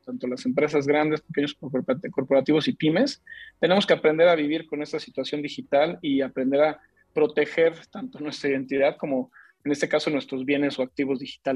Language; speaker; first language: Spanish; native; Spanish